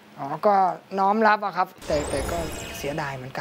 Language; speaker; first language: Thai; early bilingual, other home language; English